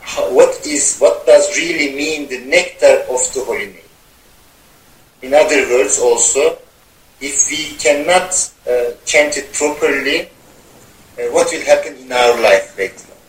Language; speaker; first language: English; non-native, fluent; Turkish